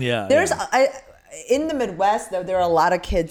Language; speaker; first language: English; early bilingual, other home language; Korean